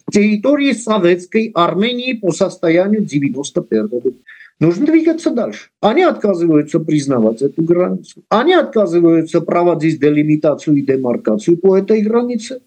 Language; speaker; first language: Russian; non-native, local second language; Armenian